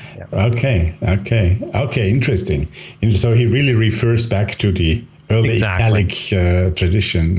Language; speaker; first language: English; non-native, fluent; German